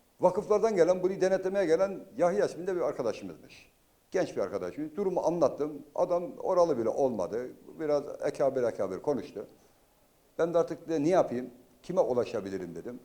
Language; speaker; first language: Turkish; native; Turkish